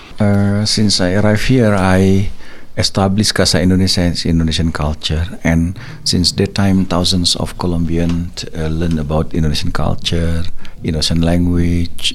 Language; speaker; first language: English; non-native, learner; Indonesian